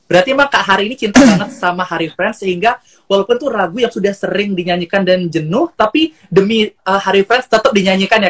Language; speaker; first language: Indonesian; native; Indonesian